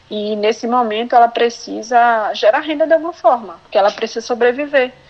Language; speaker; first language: Portuguese; native; Portuguese